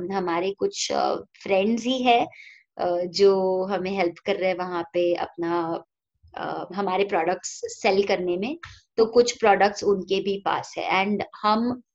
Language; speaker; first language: Hindi; non-native, local second language; Marathi